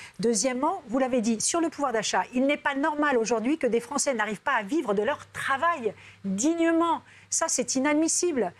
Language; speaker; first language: French; early bilingual, other home language; Turkish